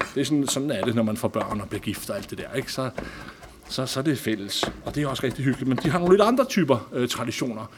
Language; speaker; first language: Danish; native; Danish